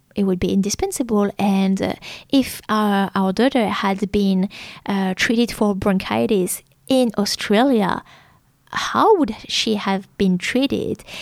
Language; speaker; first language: English; non-native, fluent; French